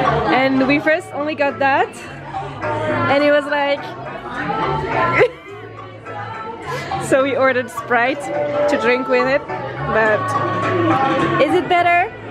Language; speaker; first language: English; non-native, fluent; French